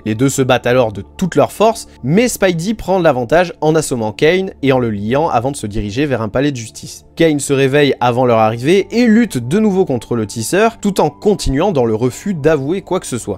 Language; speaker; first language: French; native; French